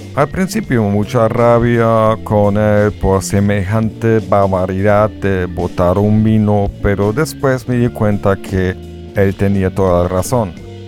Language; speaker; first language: Spanish; non-native, fluent; German